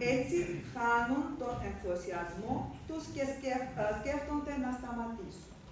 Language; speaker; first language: Greek; non-native, fluent; Russian